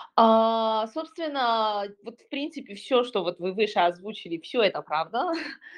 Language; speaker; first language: Russian; non-native, fluent; Chinese